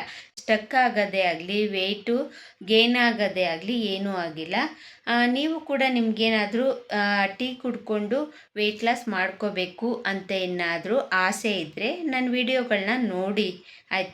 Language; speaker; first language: Kannada; native; Kannada